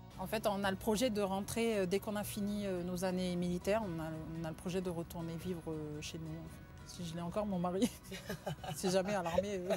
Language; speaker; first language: French; non-native, local second language; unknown